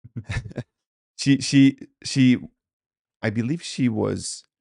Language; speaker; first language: English; early bilingual, other home language; Swedish